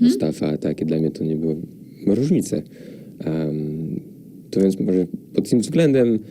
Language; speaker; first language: Polish; non-native, fluent; French